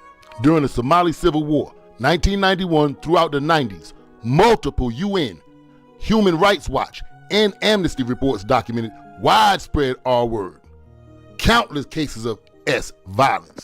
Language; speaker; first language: English; native; English